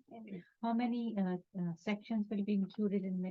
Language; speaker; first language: English; native; English